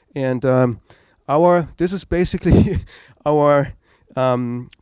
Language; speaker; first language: English; non-native, fluent; German